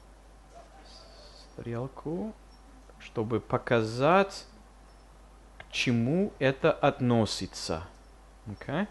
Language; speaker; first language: Russian; non-native, fluent; English